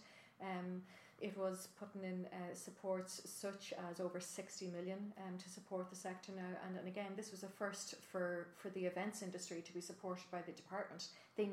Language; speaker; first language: English; native; English